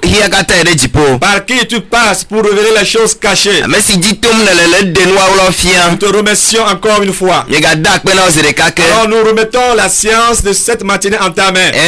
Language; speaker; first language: French; non-native, local second language; Ewe